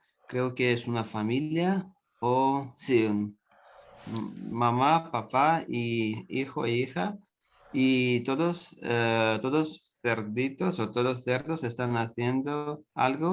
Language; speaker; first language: Spanish; non-native, learner; English